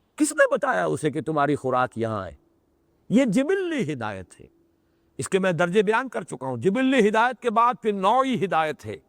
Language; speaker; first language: Urdu; native; Urdu